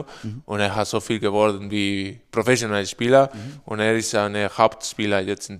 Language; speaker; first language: German; non-native, learner; Spanish